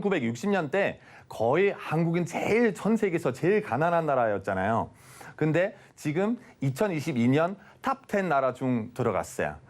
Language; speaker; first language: Korean; non-native, fluent; German